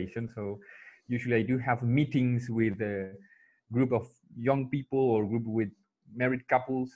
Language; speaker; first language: English; non-native, fluent; Spanish